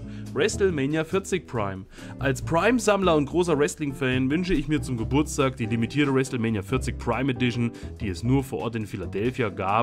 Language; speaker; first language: German; native; German